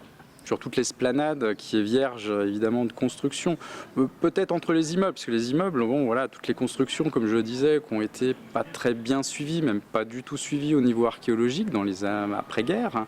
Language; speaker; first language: French; native; French